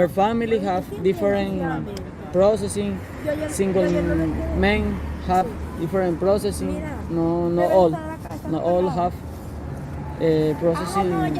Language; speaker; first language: English; non-native, learner; Spanish